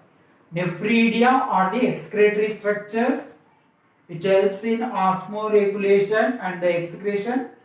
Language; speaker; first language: English; non-native, local second language; Telugu